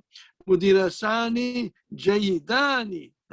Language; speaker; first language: Arabic; non-native, fluent; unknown